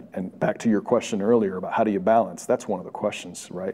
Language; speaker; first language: English; native; English